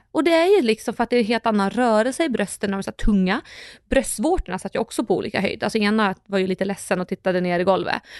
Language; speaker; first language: Swedish; early bilingual, other home language; Russian